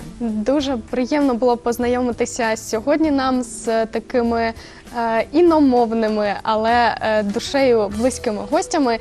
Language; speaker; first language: Ukrainian; native; Ukrainian